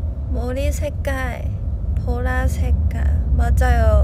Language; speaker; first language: Korean; non-native, fluent; Chinese